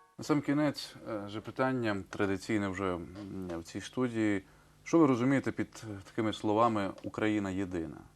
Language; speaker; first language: Ukrainian; native; Ukrainian